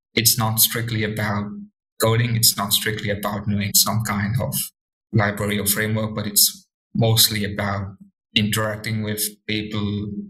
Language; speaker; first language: English; non-native, fluent; Morisyen